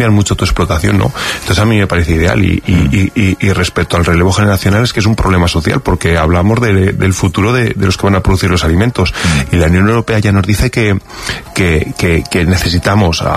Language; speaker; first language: Spanish; native; Spanish